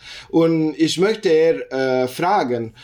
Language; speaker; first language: German; non-native, learner; Italian